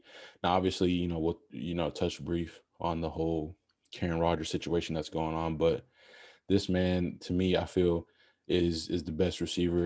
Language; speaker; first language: English; native; English